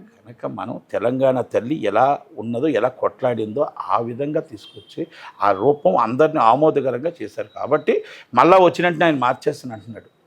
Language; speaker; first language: Telugu; native; Telugu